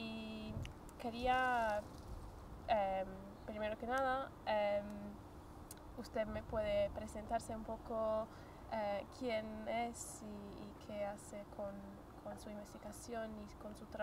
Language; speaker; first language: Spanish; non-native, fluent; English